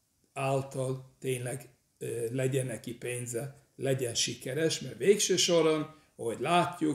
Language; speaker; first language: Hungarian; early bilingual, heritage; English